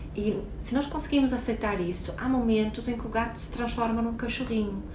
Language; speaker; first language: Portuguese; non-native, fluent; Swedish